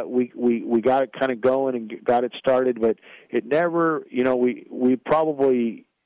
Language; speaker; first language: English; native; English